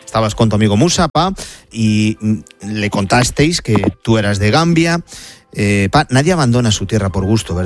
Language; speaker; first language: Spanish; native; Spanish